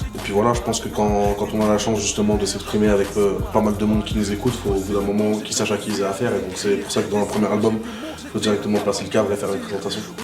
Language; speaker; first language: French; native; French